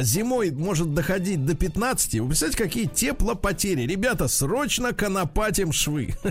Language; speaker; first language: Russian; native; Russian